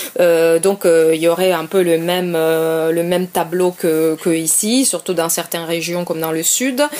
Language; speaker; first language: French; non-native, fluent; Italian